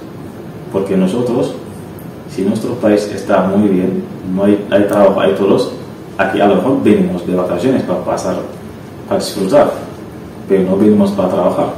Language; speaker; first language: Spanish; non-native, learner; Wolof